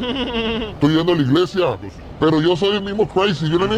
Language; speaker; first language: Spanish; native; Spanish